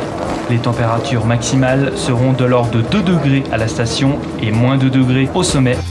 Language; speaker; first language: French; native; French